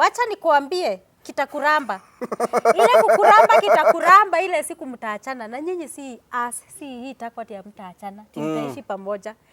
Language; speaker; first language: Swahili; native; Swahili